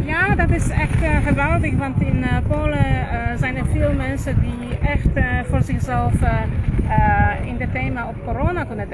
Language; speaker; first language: Dutch; non-native, fluent; Polish